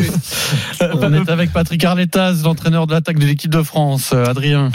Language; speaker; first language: French; native; French